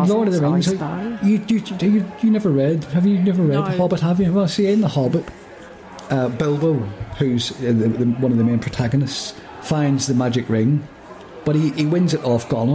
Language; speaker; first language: English; native; English